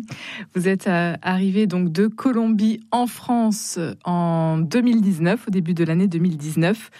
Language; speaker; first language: French; native; French